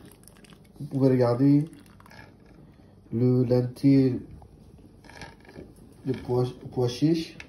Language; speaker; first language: French; non-native, learner; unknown